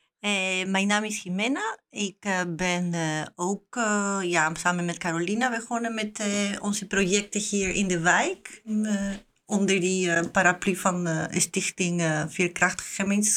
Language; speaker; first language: Dutch; non-native, learner; Spanish